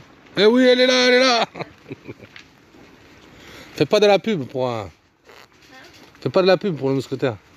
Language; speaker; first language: French; native; French